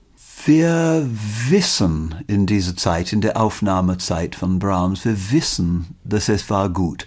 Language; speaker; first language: German; non-native, learner; English